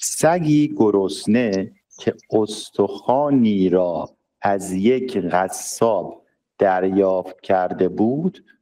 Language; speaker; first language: Persian; non-native, learner; Urdu